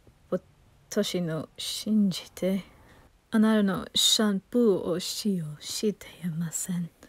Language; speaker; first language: Japanese; non-native, learner; English